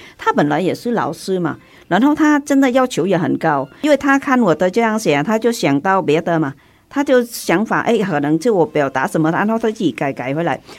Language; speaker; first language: Chinese; non-native, fluent; Vietnamese